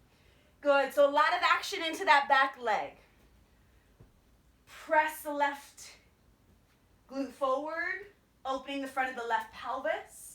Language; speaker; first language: English; native; English